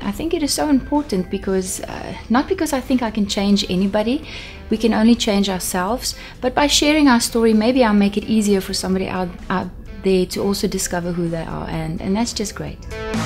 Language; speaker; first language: English; non-native, local second language; Afrikaans